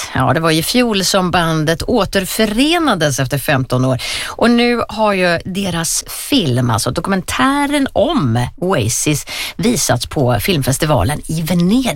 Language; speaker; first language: Swedish; native; Swedish